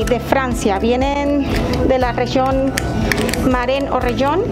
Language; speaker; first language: Spanish; non-native, fluent; French